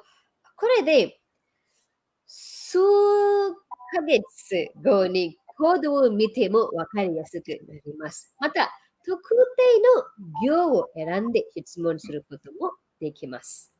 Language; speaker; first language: Japanese; non-native, fluent; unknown